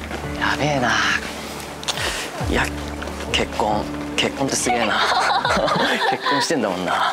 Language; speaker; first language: Japanese; native; Japanese